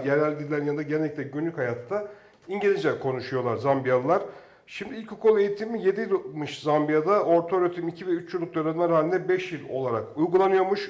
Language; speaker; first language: Turkish; native; Turkish